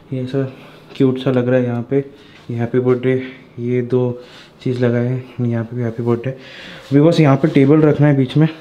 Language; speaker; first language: Hindi; non-native, local second language; Marathi